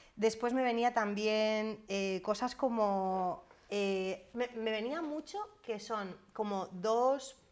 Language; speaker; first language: Spanish; native; Spanish